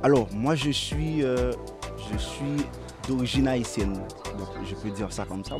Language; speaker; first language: French; non-native, local second language; Haitian Creole